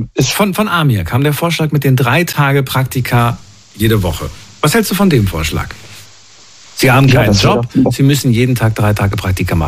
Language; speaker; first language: German; native; German